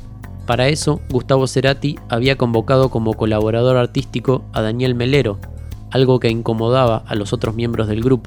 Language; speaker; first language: Spanish; native; Spanish